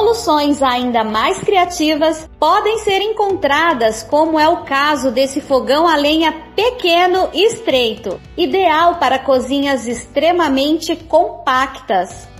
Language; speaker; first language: Portuguese; native; Portuguese